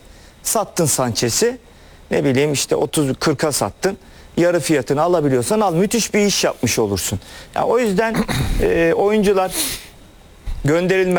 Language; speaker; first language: Turkish; native; Turkish